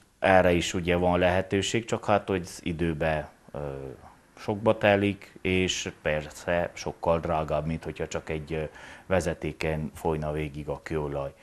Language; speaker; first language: Hungarian; native; Hungarian